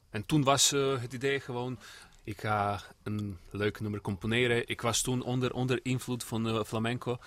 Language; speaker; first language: Dutch; non-native, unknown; Serbian